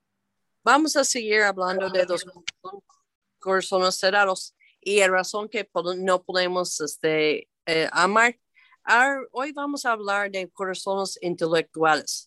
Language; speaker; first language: Spanish; non-native, fluent; English